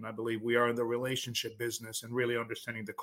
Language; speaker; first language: English; non-native, fluent; French